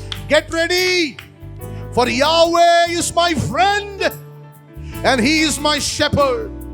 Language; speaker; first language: English; non-native, local second language; Tamil